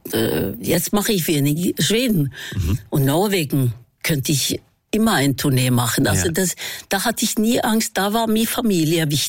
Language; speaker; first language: German; non-native, fluent; Norwegian